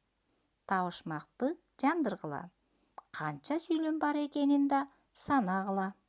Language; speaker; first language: Kyrgyz; native; Kyrgyz